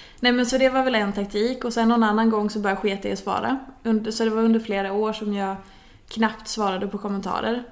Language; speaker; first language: Swedish; native; Swedish